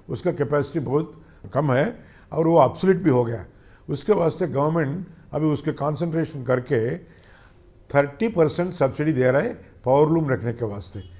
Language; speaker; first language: Hindi; non-native, local second language; Telugu